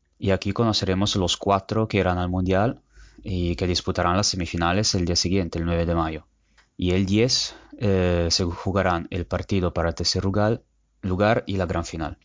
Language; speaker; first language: Spanish; non-native, fluent; Italian